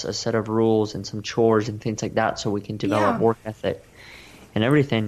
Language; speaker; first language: English; early bilingual, other home language; Russian